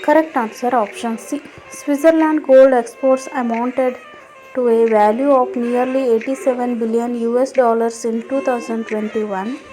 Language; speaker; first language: English; non-native, local second language; Kannada